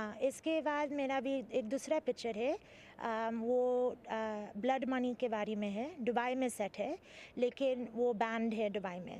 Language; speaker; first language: Hindi; early bilingual, heritage; English